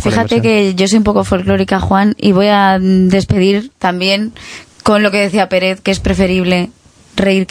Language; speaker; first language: Spanish; native; Spanish